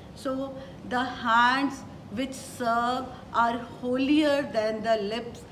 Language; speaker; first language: English; non-native, local second language; Punjabi